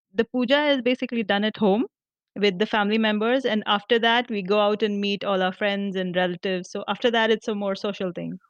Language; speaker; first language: English; non-native, local second language; Marathi